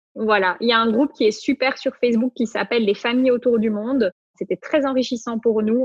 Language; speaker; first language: French; native; French